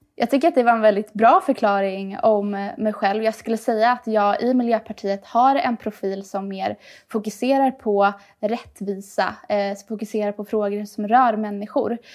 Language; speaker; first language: Swedish; early bilingual, other home language; Persian